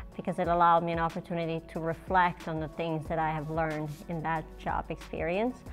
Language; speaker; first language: English; non-native, fluent; Serbian